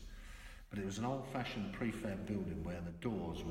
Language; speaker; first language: English; native; English